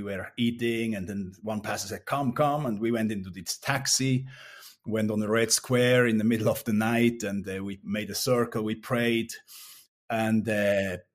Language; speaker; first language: English; non-native, fluent; Swiss German